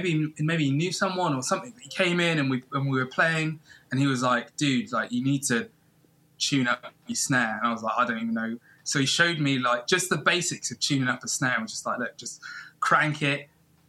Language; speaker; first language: English; native; English